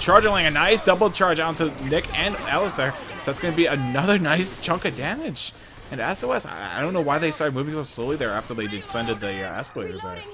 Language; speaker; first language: English; native; English